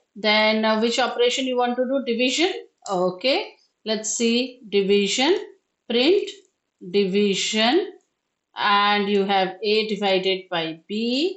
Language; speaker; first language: English; non-native, local second language; Hindi